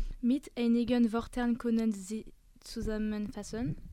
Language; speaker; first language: German; non-native, learner; French